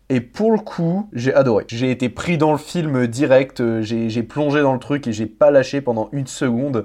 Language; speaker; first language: French; native; French